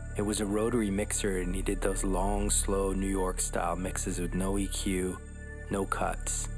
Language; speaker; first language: English; native; English